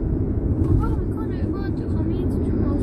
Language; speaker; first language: Arabic; native; Arabic